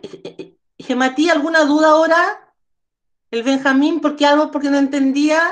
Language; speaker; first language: Spanish; native; Spanish